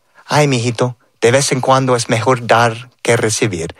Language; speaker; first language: Spanish; early bilingual, heritage; Spanish